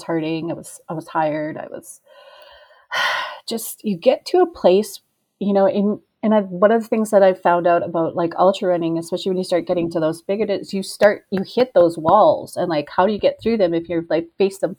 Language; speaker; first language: English; native; English